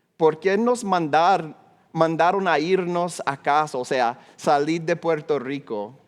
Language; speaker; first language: Spanish; non-native, fluent; English